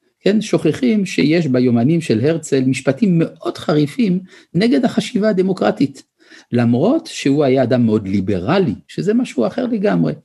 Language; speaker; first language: Hebrew; early bilingual, other home language; French